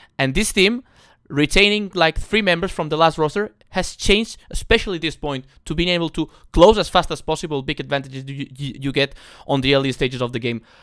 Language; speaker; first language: English; non-native, fluent; Spanish